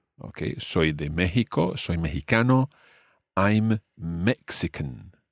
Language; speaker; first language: Spanish; non-native, fluent; English